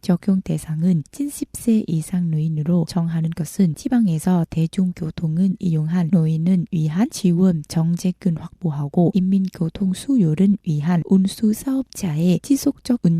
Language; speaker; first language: Korean; non-native, fluent; Vietnamese